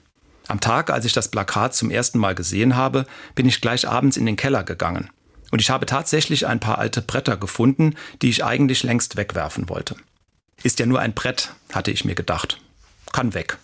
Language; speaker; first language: German; native; German